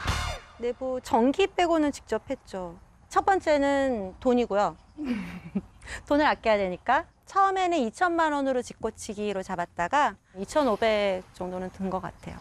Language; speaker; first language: Korean; early bilingual, heritage; Korean